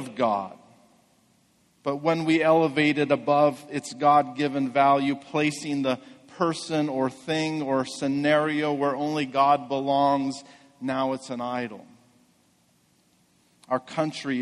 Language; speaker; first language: English; native; English